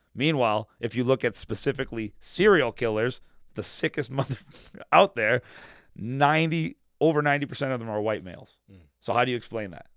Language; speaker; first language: English; native; English